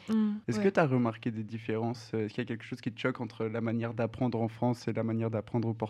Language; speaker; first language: French; native; French